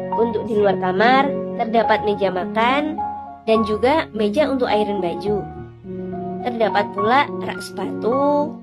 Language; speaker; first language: Indonesian; native; Indonesian